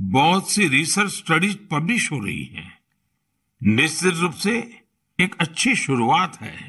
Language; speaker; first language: Hindi; non-native, local second language; Gujarati